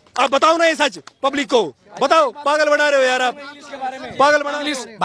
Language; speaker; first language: Hindi; native; Hindi